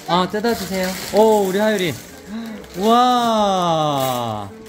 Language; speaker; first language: Korean; native; Korean